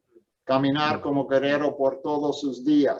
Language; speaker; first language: Spanish; non-native, fluent; English